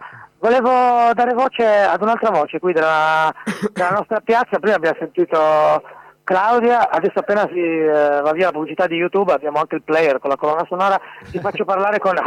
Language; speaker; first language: Italian; native; Italian